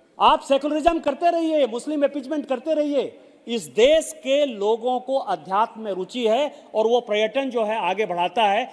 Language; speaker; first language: Hindi; native; Hindi